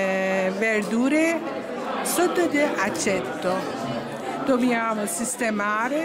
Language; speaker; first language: Italian; non-native, learner; Persian